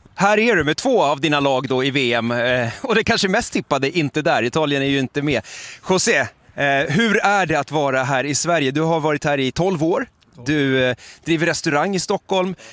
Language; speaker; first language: Swedish; native; Swedish